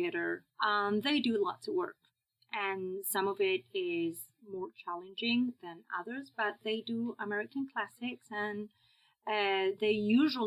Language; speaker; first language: English; non-native, fluent; Spanish